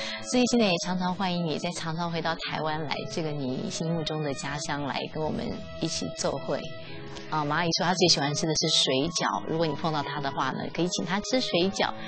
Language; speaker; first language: Chinese; native; Chinese